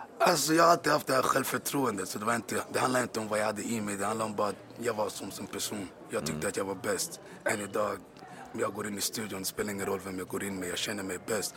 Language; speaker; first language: Swedish; native; Swedish